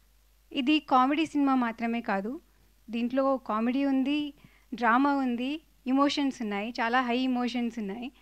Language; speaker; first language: Telugu; non-native, fluent; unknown